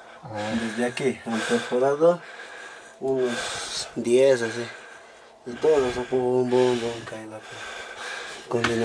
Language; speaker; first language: Spanish; native; Spanish